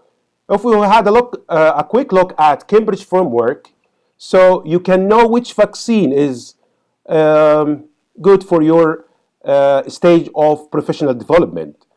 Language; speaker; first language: English; non-native, fluent; Arabic